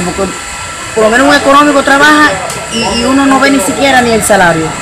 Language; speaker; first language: Spanish; native; Spanish